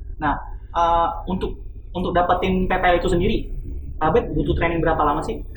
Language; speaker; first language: Indonesian; native; Indonesian